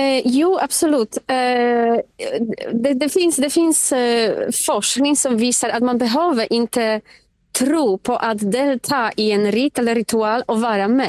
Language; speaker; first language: Swedish; non-native, fluent; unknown